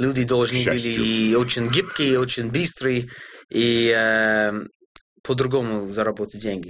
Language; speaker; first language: Russian; non-native, fluent; English